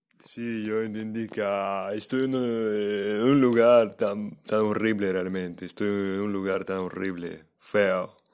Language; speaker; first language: Spanish; non-native, fluent; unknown